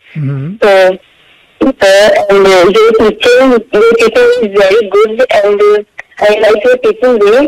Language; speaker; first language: English; non-native, local second language; Hindi